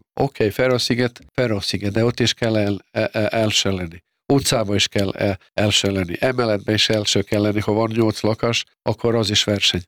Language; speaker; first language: Hungarian; non-native, fluent; Serbian